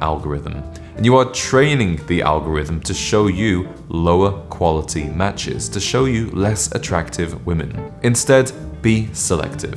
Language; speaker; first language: English; native; English